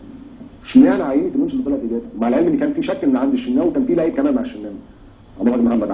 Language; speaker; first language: Arabic; native; Arabic